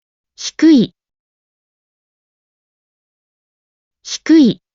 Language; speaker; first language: Japanese; native; Japanese